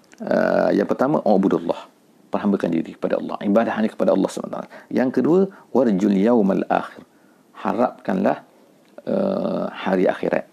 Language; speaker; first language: Malay; native; Malay